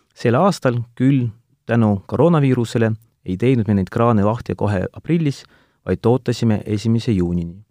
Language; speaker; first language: Estonian; non-native, local second language; Russian